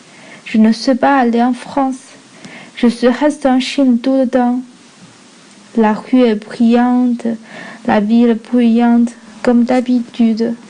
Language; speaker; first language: French; non-native, learner; Chinese